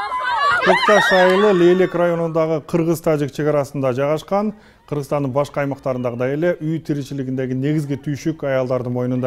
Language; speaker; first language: Kyrgyz; native; Kyrgyz